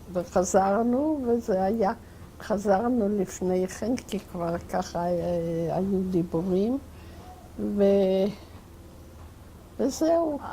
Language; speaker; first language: Hebrew; non-native, fluent; Yiddish